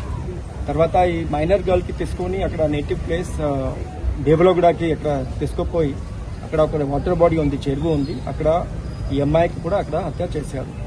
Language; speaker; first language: Telugu; non-native, learner; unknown